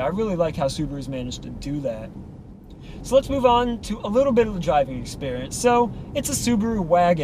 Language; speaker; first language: English; native; English